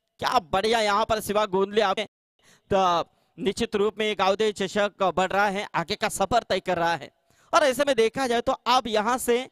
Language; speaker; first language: Hindi; non-native, local second language; Marathi